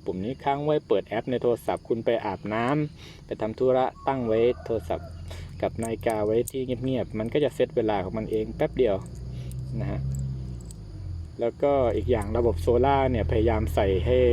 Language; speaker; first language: Thai; native; Thai